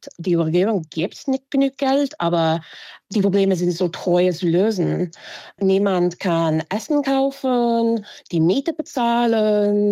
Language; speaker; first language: German; non-native, fluent; English